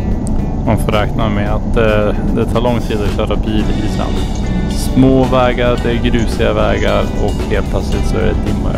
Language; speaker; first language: Swedish; native; Swedish